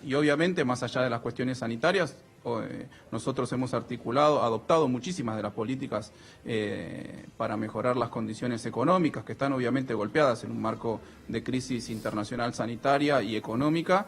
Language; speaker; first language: Spanish; native; Spanish